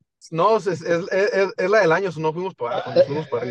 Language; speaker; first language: Spanish; early bilingual, heritage; Spanish